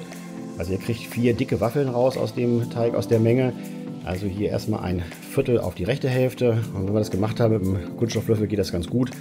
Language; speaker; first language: German; native; German